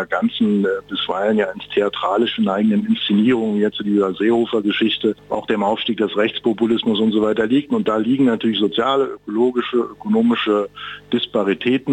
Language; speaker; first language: German; native; German